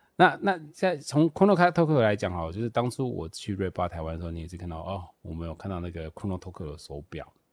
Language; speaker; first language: Chinese; native; Chinese